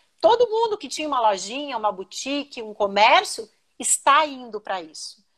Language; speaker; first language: Portuguese; native; Portuguese